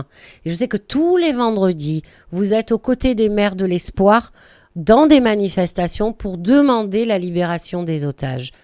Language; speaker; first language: French; native; French